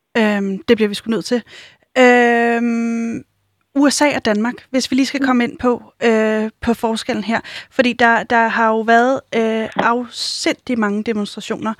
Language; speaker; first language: Danish; native; Danish